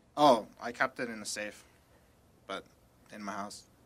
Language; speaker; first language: English; early bilingual, other home language; Spanish